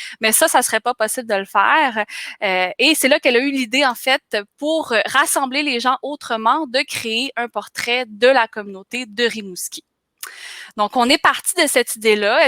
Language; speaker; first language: French; native; French